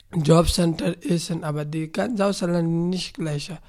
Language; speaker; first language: German; non-native, learner; Persian